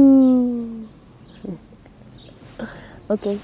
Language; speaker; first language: English; non-native, learner; Hungarian